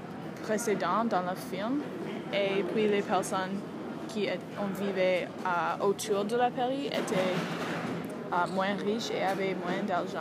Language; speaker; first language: French; non-native, learner; English